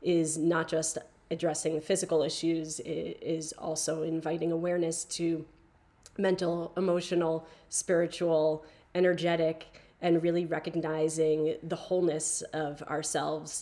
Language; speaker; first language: English; native; English